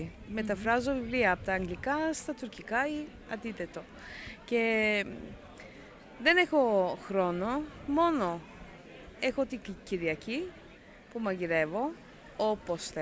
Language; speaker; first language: Greek; early bilingual, heritage; Greek